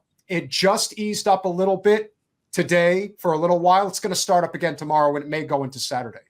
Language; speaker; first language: English; native; English